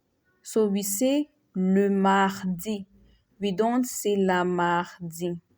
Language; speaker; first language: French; non-native, fluent; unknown